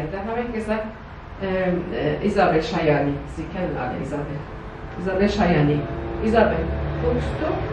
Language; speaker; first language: German; non-native, learner; Persian